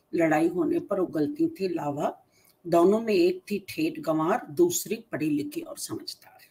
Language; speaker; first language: Hindi; native; Hindi